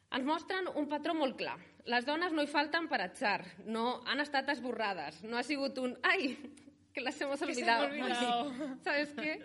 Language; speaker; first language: Catalan; native; Catalan